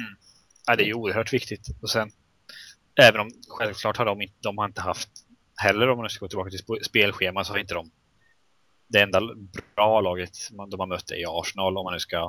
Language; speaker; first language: Swedish; native; Swedish